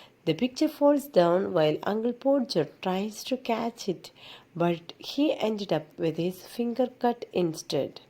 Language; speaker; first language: English; non-native, local second language; Malayalam